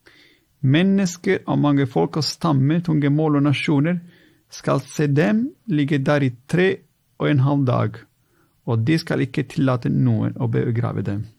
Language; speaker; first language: Norwegian; non-native, fluent; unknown